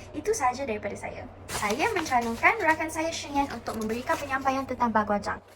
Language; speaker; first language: Malay; non-native, local second language; Chinese